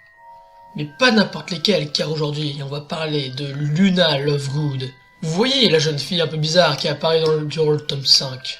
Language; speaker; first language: French; native; French